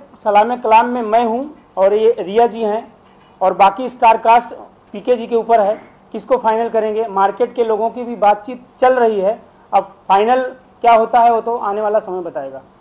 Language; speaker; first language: Hindi; native; Hindi